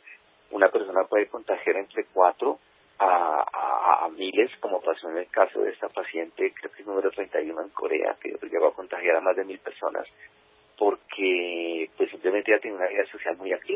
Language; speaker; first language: Spanish; native; Spanish